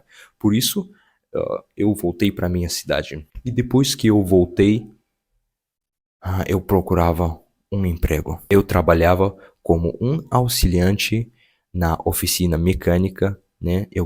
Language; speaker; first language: Portuguese; non-native, fluent; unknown